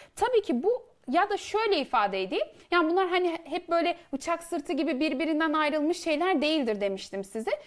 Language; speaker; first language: Turkish; native; Turkish